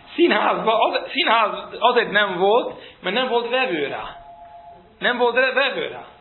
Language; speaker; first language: Hungarian; early bilingual, heritage; Hungarian